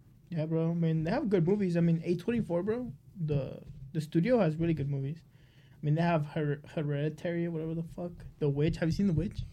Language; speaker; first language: English; early bilingual, other home language; Spanish